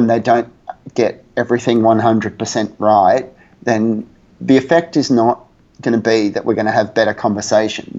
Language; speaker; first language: English; native; English